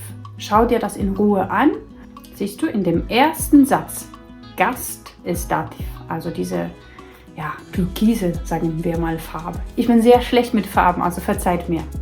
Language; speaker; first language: German; non-native, fluent; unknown